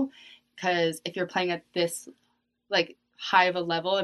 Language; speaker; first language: English; native; English